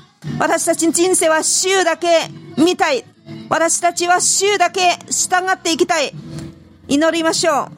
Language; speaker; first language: Japanese; non-native, fluent; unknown